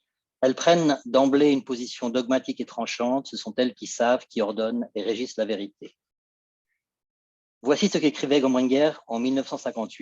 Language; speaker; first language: French; native; French